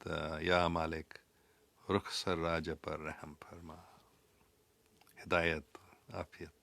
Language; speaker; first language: Hindi; non-native, local second language; English